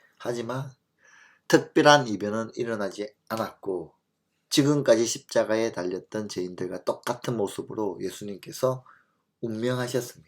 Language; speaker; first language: Korean; native; Korean